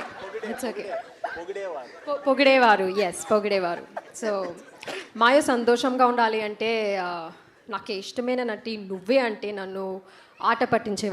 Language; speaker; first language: Telugu; non-native, learner; Malayalam